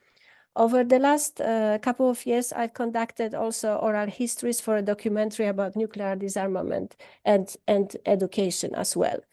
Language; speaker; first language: English; non-native, fluent; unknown